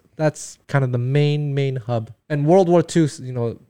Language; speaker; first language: English; non-native, fluent; Min Nan Chinese